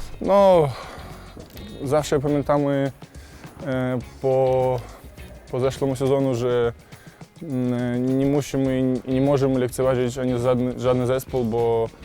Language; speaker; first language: Polish; non-native, fluent; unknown